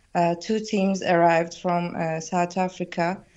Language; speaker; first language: English; non-native, fluent; Turkish